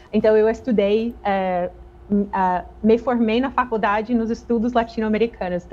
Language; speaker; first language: Portuguese; non-native, fluent; English